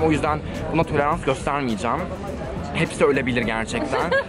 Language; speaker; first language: Turkish; native; Turkish